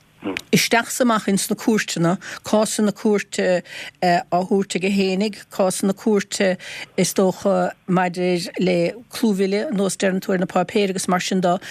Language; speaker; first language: Irish; native; Irish